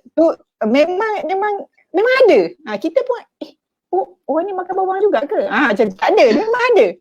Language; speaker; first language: Malay; native; Malay